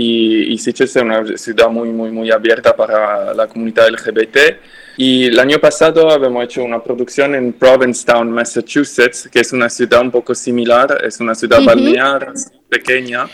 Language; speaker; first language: Spanish; non-native, fluent; French